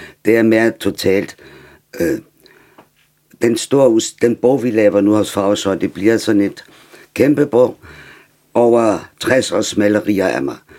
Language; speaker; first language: Danish; non-native, fluent; German